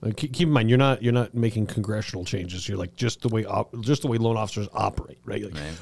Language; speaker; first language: English; native; English